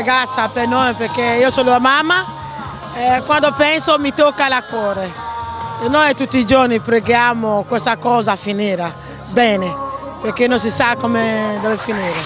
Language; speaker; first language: Italian; non-native, learner; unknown